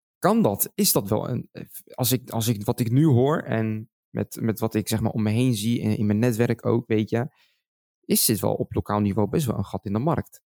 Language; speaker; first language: Dutch; native; Dutch